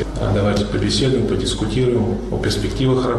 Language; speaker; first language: Russian; native; Russian